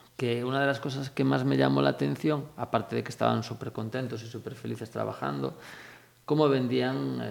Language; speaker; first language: Spanish; native; Spanish